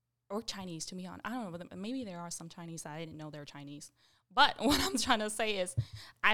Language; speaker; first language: English; early bilingual, other home language; Vietnamese